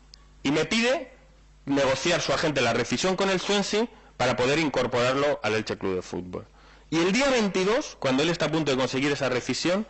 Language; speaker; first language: Spanish; native; Spanish